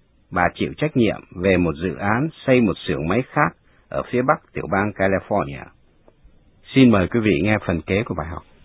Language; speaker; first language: Vietnamese; native; Vietnamese